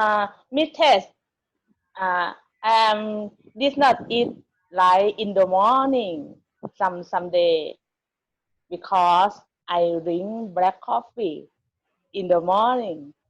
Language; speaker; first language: English; non-native, learner; Thai